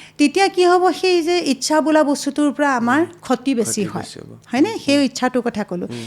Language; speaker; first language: Assamese; native; Assamese